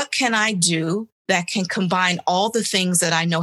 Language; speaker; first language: English; native; English